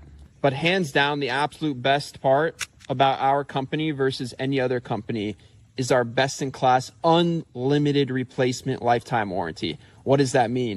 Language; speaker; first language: English; native; English